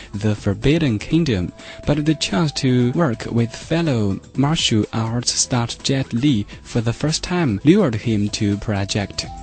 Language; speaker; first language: English; non-native, fluent; Chinese